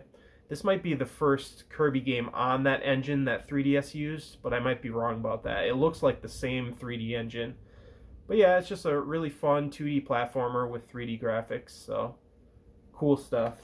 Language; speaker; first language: English; native; English